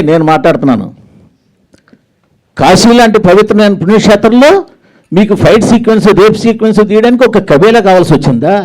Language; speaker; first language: Telugu; native; Telugu